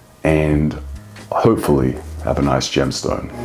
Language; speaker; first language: English; native; English